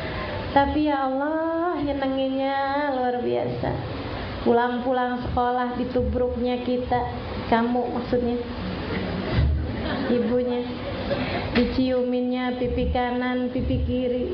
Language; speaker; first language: Indonesian; native; Indonesian